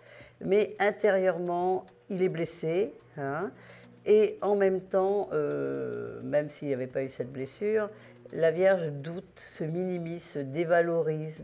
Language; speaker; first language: French; native; French